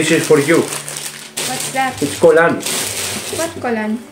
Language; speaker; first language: English; non-native, learner; Greek